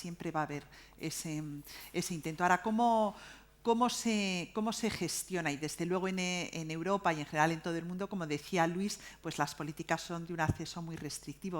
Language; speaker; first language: Spanish; native; Spanish